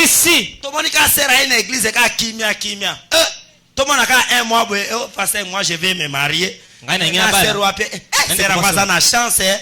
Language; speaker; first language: Haitian Creole; non-native, local second language; Lingala